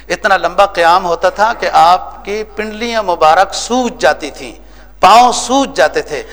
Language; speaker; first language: Urdu; native; Urdu